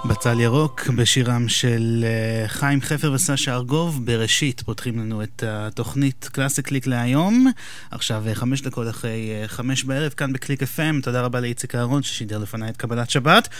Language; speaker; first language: Hebrew; native; Hebrew